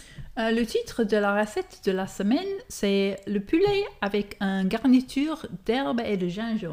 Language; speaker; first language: French; non-native, fluent; English